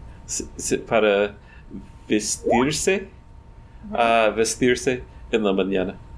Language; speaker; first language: Spanish; non-native, learner; English